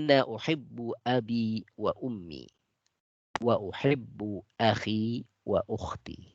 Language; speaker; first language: Arabic; non-native, fluent; Indonesian